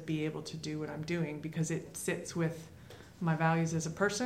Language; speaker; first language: English; native; English